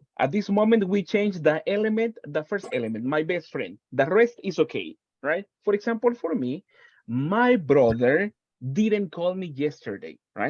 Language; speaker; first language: English; non-native, fluent; Spanish